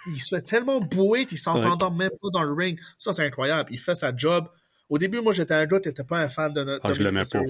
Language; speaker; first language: French; native; French